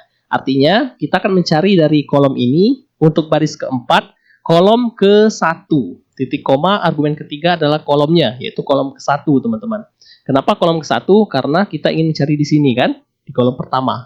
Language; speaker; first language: Indonesian; native; Indonesian